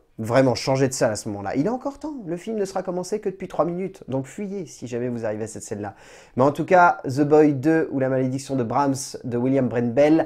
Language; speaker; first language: French; native; French